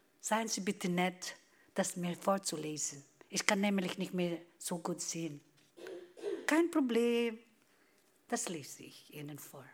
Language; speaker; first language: German; non-native, fluent; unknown